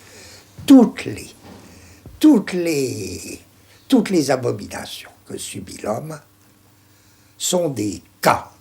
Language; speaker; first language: French; native; French